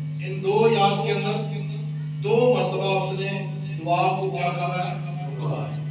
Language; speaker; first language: Urdu; non-native, local second language; Punjabi